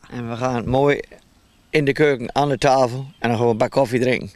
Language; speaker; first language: Dutch; native; Dutch